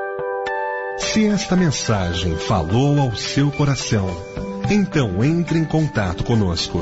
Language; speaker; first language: Portuguese; native; Portuguese